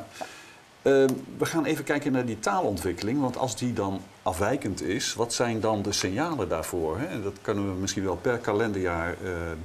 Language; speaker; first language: Dutch; native; Dutch